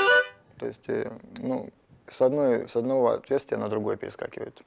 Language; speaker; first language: Russian; native; Russian